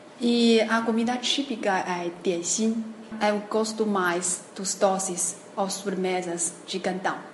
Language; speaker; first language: Portuguese; non-native, fluent; Chinese